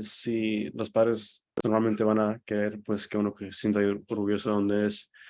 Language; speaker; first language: Spanish; early bilingual, other home language; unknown